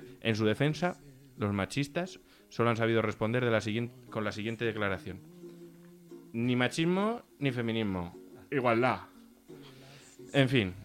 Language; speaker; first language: Spanish; native; Spanish